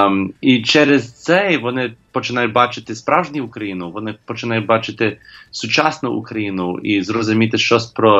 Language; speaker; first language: Ukrainian; non-native, learner; English